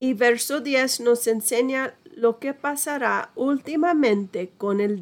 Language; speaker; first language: Spanish; non-native, fluent; English